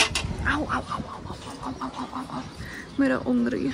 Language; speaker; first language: Hindi; non-native, learner; German